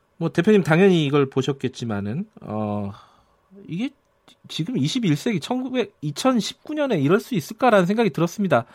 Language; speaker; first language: Korean; native; Korean